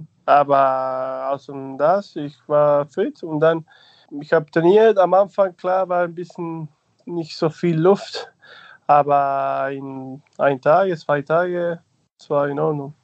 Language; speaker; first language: German; non-native, fluent; Spanish